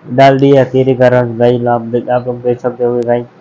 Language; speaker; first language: Hindi; non-native, local second language; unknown